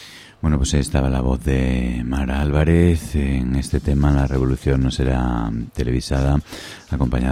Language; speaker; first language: Spanish; native; Spanish